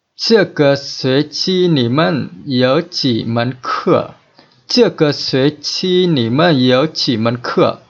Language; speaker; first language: Chinese; non-native, fluent; Vietnamese